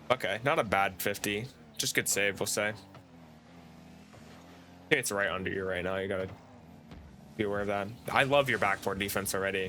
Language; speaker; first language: English; native; English